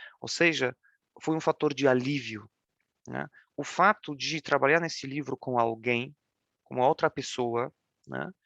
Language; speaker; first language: Portuguese; non-native, fluent; Polish